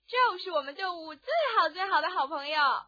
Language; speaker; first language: Chinese; native; Chinese